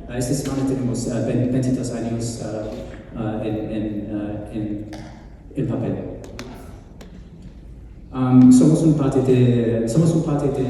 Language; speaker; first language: Spanish; non-native, fluent; English